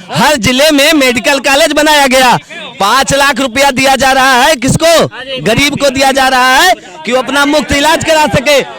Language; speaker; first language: Hindi; native; Hindi